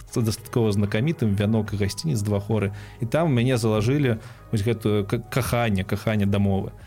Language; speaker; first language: Belarusian; non-native, local second language; Russian